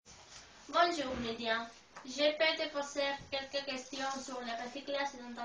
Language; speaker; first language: French; non-native, learner; Spanish